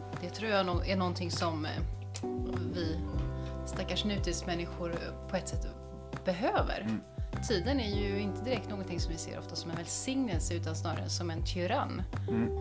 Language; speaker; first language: Swedish; native; Swedish